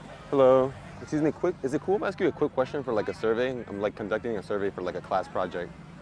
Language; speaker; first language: English; early bilingual, other home language; Spanish